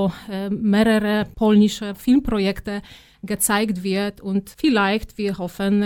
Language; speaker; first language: German; non-native, fluent; Polish